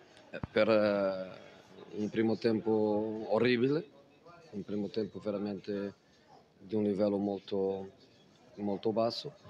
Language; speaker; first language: Italian; non-native, fluent; Portuguese